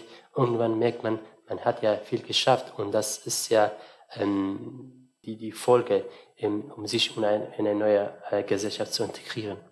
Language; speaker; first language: German; non-native, fluent; Arabic